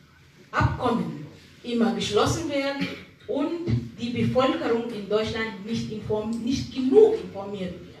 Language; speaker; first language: German; non-native, fluent; Arabic